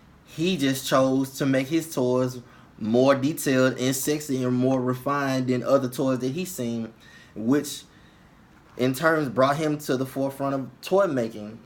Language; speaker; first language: English; native; English